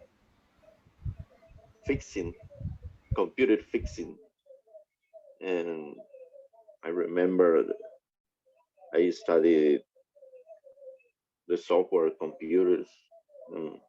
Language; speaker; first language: English; non-native, learner; Spanish